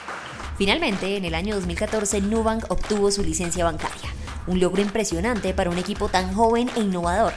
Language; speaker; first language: Spanish; native; Spanish